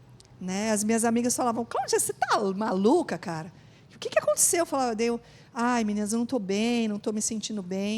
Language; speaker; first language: Portuguese; native; Portuguese